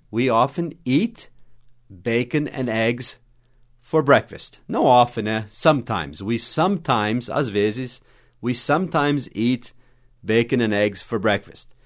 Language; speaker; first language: English; native; English